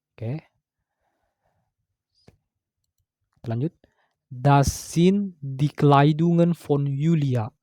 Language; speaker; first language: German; non-native, fluent; Indonesian